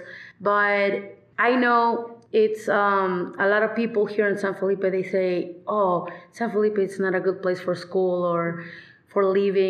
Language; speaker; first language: English; non-native, learner; Spanish